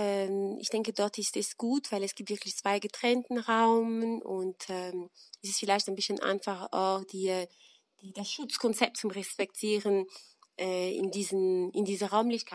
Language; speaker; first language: German; non-native, fluent; French